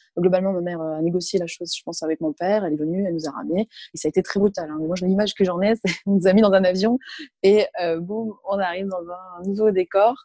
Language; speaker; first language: French; early bilingual, other home language; Arabic